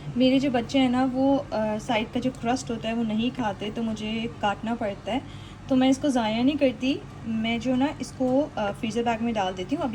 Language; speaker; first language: Urdu; native; Urdu